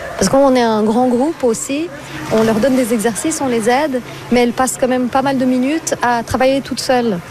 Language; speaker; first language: French; non-native, fluent; Portuguese